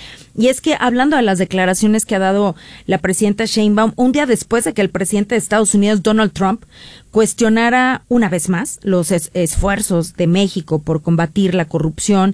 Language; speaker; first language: Spanish; native; Spanish